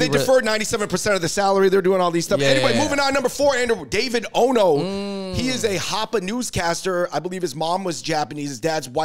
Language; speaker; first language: English; native; English